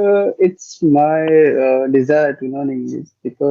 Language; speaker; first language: English; non-native, learner; Hindi